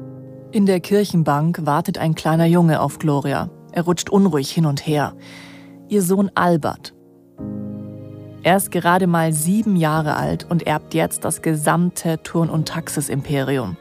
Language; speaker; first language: German; native; German